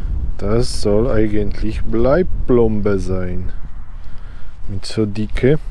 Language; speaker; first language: German; non-native, learner; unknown